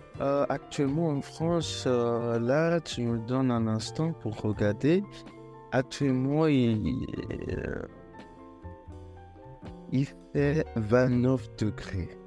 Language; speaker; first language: French; non-native, fluent; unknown